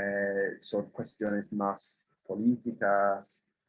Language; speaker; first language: Spanish; non-native, fluent; English